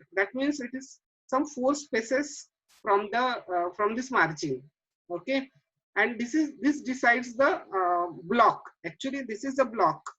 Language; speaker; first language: English; non-native, local second language; Marathi